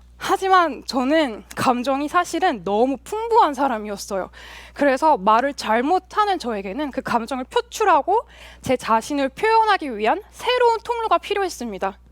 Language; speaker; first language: Korean; early bilingual, heritage; Korean